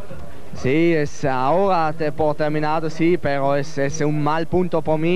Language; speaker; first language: Spanish; non-native, learner; Swiss German